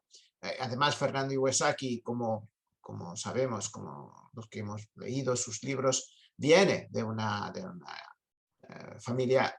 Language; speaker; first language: Spanish; non-native, fluent; Italian